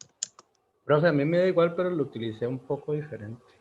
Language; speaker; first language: Spanish; native; Spanish